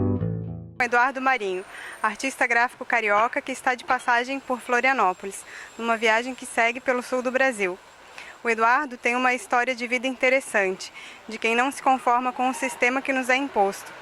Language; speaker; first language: Portuguese; native; Portuguese